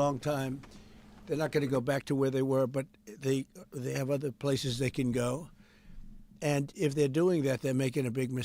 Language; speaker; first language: English; native; English